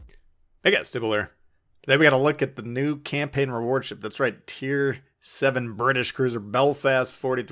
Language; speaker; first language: English; native; English